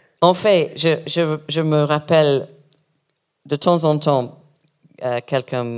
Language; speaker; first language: French; non-native, learner; English